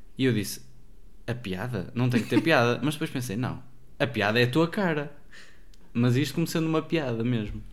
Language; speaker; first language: Portuguese; native; Portuguese